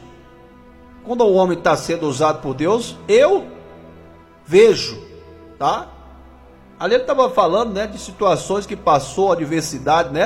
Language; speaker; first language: Portuguese; native; Portuguese